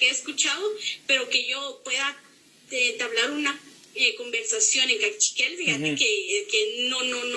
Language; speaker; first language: Spanish; native; Spanish